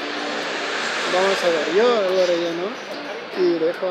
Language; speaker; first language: Spanish; non-native, learner; Ukrainian